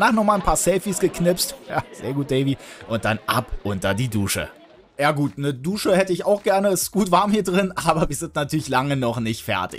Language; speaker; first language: German; native; German